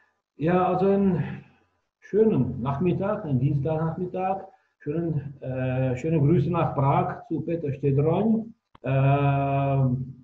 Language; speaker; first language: German; non-native, fluent; Czech